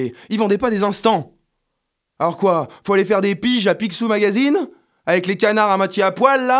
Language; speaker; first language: French; native; French